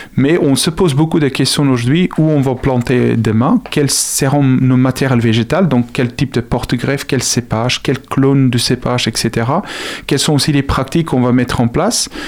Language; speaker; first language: French; non-native, fluent; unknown